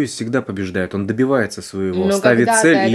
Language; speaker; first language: Russian; native; Russian